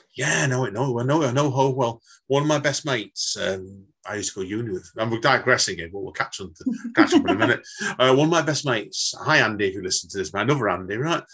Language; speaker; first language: English; native; English